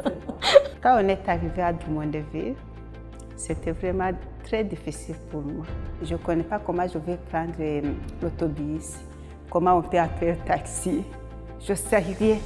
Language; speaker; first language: French; non-native, fluent; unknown